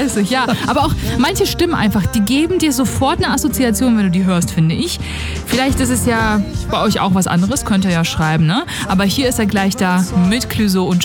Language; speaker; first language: German; native; German